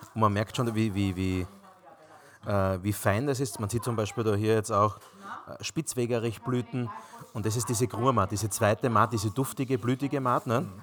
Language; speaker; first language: German; native; German